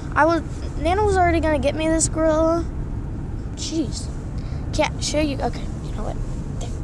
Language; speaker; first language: English; native; English